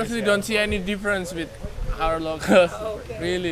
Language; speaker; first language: English; non-native, fluent; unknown